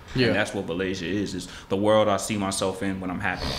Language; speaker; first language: English; native; English